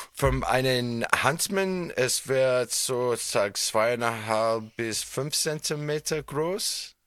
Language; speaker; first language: German; non-native, fluent; English